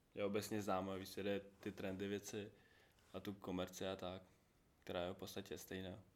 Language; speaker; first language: Czech; non-native, fluent; Ukrainian